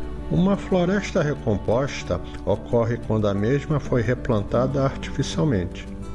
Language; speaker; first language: Portuguese; native; Portuguese